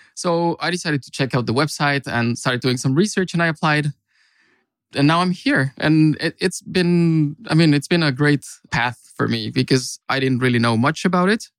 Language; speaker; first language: English; non-native, fluent; Spanish